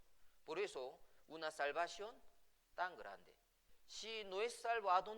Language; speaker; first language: Spanish; non-native, fluent; Korean